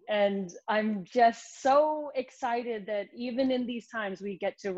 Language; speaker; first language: English; native; English